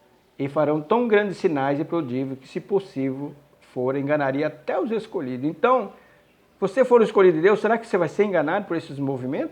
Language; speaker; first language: Portuguese; native; Portuguese